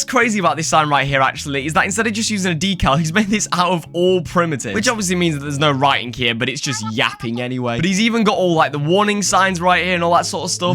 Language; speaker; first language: English; native; English